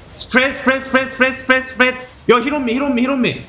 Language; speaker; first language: English; non-native, learner; Korean